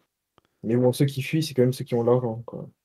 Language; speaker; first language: French; native; French